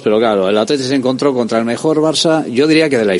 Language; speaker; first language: Spanish; native; Spanish